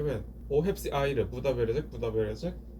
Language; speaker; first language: Turkish; non-native, learner; Korean